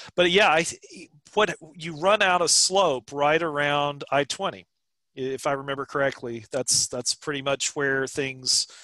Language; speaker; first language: English; native; English